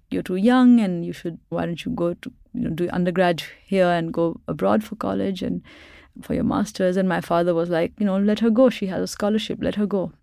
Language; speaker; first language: English; non-native, local second language; Urdu